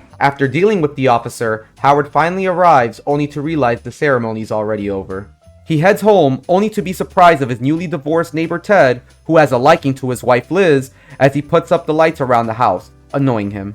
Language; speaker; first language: English; native; English